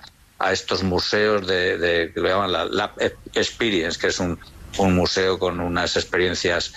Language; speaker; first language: Spanish; native; Spanish